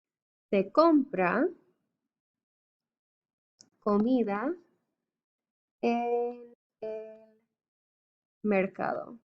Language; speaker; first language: Spanish; non-native, fluent; English